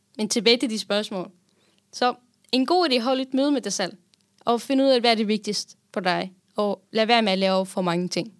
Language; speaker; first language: Danish; non-native, fluent; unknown